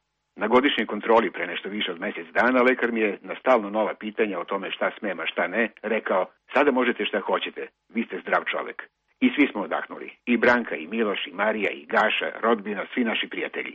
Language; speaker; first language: Croatian; native; Croatian